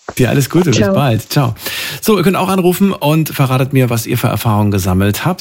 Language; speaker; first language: German; native; German